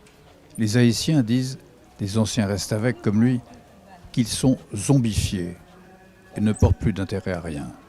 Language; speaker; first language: French; native; French